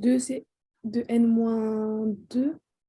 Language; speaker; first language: French; native; French